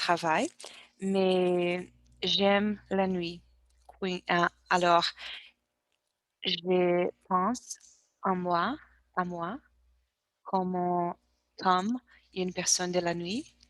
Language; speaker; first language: French; non-native, learner; Portuguese